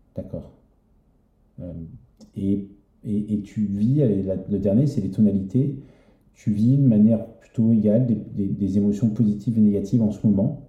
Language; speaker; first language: French; native; French